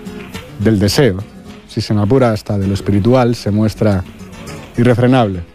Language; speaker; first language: Spanish; native; Spanish